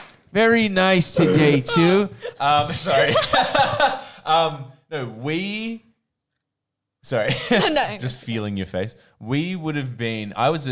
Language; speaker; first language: English; non-native, local second language; Croatian